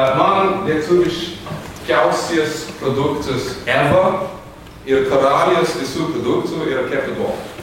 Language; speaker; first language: Lithuanian; non-native, fluent; English